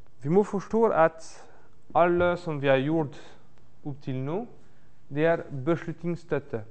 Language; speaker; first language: Norwegian; non-native, learner; French